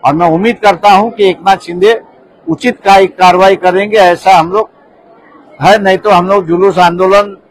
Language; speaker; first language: Hindi; non-native, local second language; Marathi